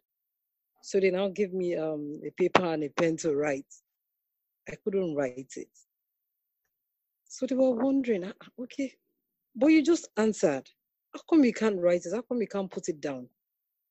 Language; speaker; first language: English; non-native, local second language; Yoruba